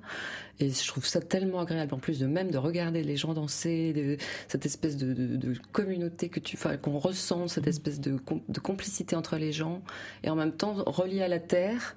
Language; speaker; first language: French; native; French